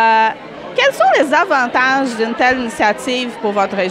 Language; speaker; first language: French; native; French